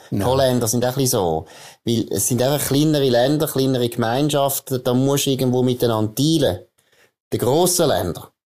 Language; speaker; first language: German; native; German